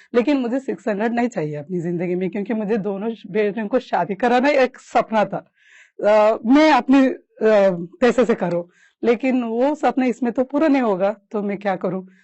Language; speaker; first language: Hindi; non-native, local second language; Kannada